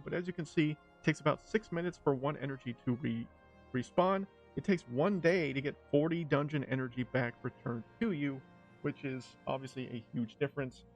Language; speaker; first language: English; native; English